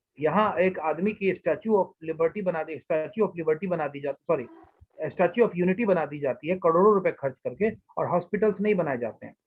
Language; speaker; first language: Hindi; native; Hindi